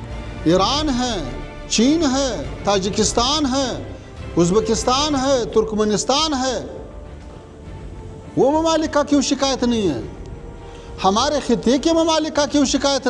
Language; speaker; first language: Hindi; non-native, fluent; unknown